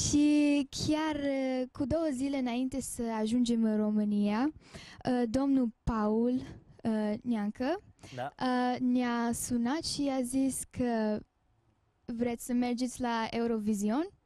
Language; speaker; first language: Romanian; early bilingual, heritage; Romanian